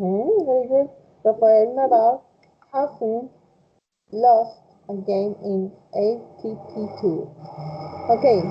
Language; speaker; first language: English; non-native, fluent; Spanish